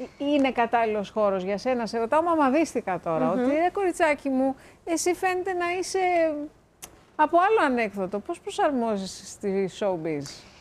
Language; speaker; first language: Greek; native; Greek